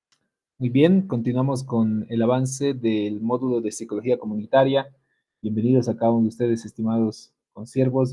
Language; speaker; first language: Spanish; native; Spanish